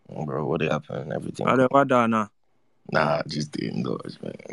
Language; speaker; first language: English; non-native, local second language; Akan